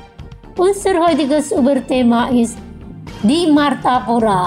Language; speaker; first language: German; non-native, fluent; Indonesian